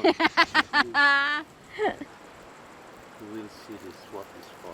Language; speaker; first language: English; non-native, learner; Indonesian